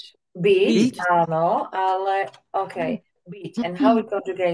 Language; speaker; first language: English; non-native, fluent; Slovak